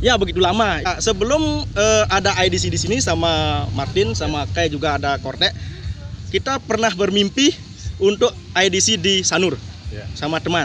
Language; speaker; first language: Indonesian; non-native, local second language; Balinese